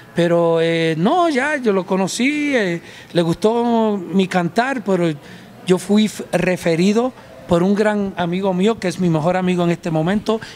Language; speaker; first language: Spanish; early bilingual, heritage; Spanish